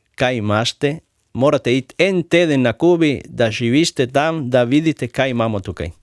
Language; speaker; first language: Slovenian; non-native, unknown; Spanish